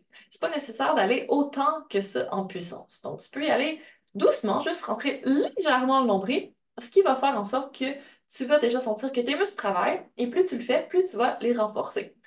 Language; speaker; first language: French; native; French